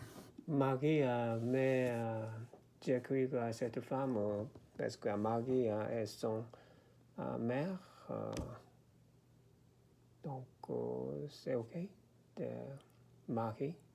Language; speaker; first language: French; non-native, learner; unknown